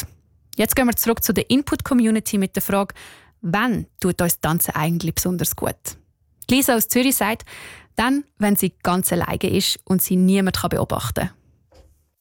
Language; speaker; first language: German; native; German